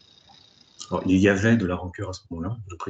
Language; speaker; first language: French; native; French